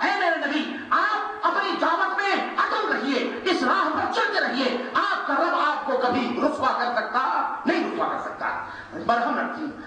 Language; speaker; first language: Urdu; native; Urdu